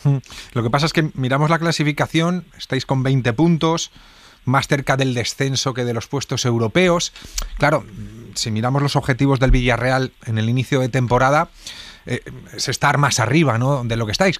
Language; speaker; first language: Spanish; native; Spanish